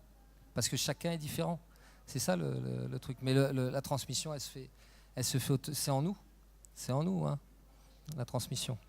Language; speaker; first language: French; native; French